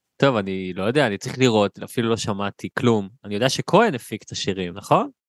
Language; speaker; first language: Hebrew; native; Hebrew